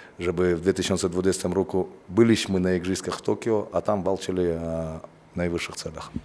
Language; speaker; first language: Polish; non-native, fluent; Russian